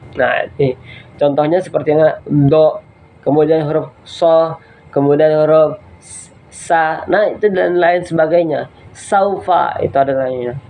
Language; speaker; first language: Indonesian; native; Indonesian